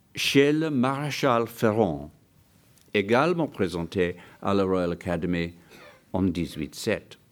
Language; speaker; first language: French; non-native, fluent; English